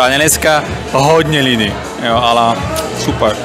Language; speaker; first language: Czech; non-native, learner; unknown